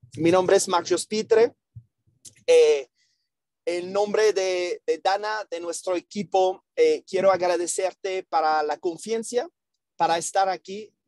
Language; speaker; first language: Spanish; non-native, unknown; French